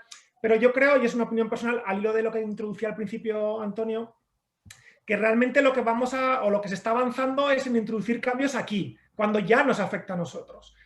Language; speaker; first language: Spanish; native; Spanish